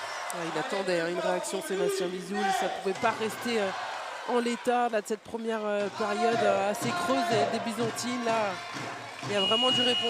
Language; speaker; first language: French; native; French